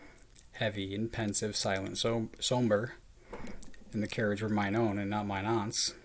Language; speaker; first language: English; native; English